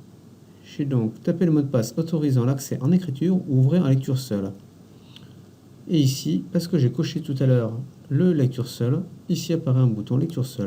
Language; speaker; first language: French; native; French